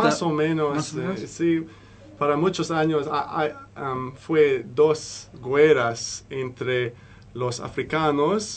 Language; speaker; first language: Spanish; non-native, learner; English